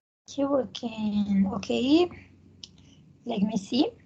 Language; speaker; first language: English; non-native, learner; Spanish